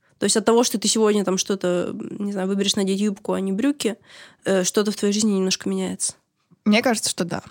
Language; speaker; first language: Russian; native; Russian